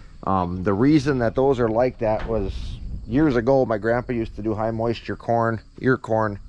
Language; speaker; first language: English; native; English